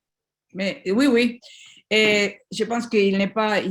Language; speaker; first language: French; non-native, learner; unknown